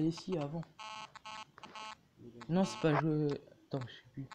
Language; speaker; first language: French; native; French